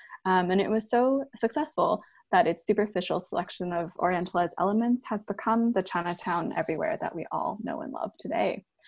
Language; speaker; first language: English; early bilingual, other home language; Chinese